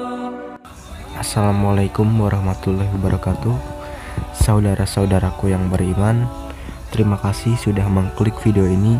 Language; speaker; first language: Indonesian; native; Indonesian